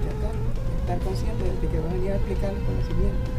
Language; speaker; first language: Spanish; native; Spanish